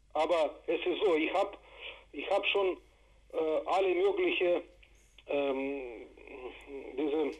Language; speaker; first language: German; non-native, fluent; Russian